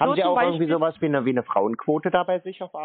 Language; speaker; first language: German; native; German